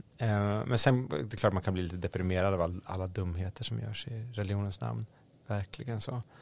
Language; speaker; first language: Swedish; native; Swedish